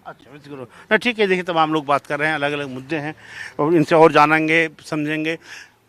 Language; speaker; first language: Hindi; native; Hindi